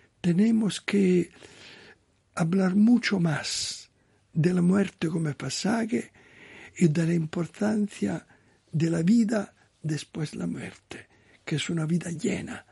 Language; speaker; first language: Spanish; non-native, learner; Italian